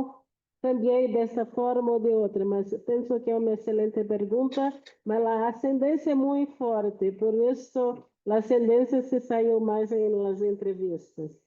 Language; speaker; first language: Portuguese; non-native, fluent; Spanish